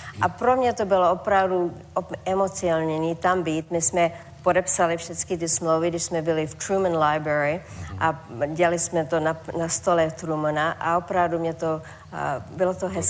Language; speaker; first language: Czech; early bilingual, heritage; Czech